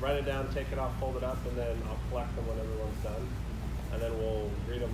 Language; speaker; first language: English; native; English